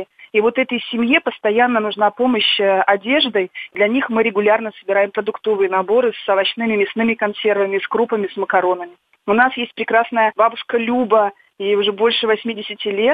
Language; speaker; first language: Russian; native; Russian